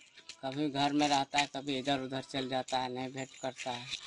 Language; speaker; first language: Hindi; non-native, local second language; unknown